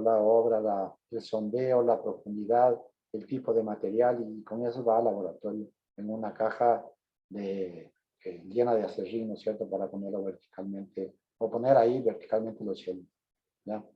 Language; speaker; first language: Spanish; native; Spanish